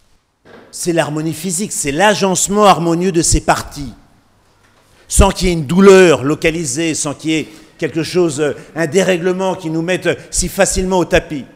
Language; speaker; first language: French; native; French